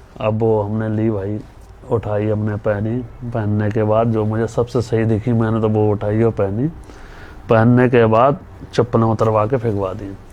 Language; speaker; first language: Hindi; native; Hindi